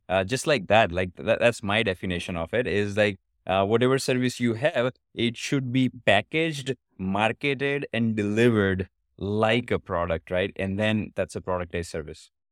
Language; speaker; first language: English; non-native, local second language; Gujarati